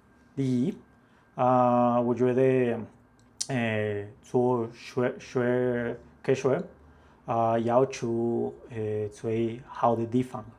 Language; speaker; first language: Chinese; non-native, learner; Spanish